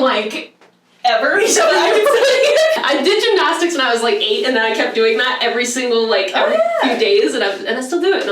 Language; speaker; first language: English; native; English